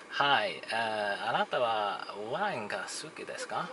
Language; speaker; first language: Japanese; non-native, learner; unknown